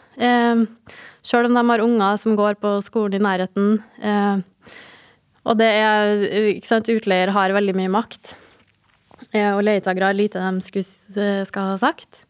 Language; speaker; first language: Norwegian; native; Norwegian